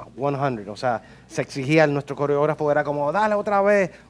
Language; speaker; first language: Spanish; early bilingual, heritage; Spanish